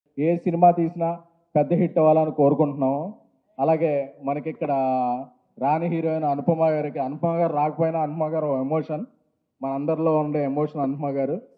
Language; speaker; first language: Telugu; native; Telugu